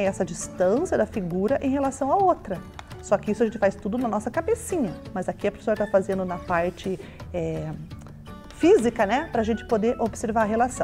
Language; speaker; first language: Portuguese; native; Portuguese